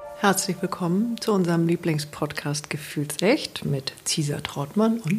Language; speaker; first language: German; native; German